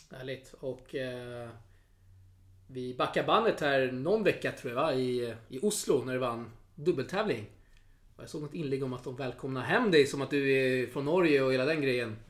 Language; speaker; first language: Swedish; native; Swedish